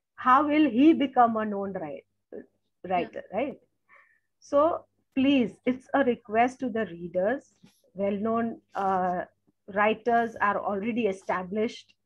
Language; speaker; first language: English; non-native, local second language; Gujarati